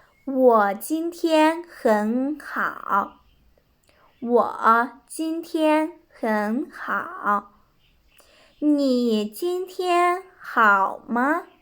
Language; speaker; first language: Chinese; non-native, fluent; Kyrgyz